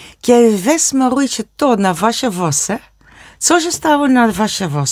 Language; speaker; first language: Polish; non-native, learner; Dutch